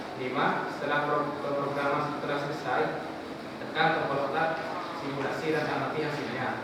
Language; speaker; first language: Indonesian; native; Indonesian